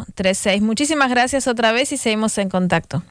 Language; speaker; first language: Spanish; native; Spanish